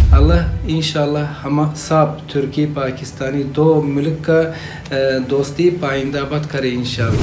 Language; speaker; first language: Hindi; non-native, learner; Turkish